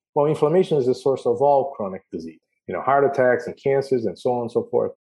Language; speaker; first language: English; non-native, fluent; Portuguese